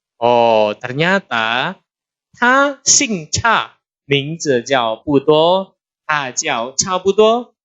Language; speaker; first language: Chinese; non-native, fluent; Indonesian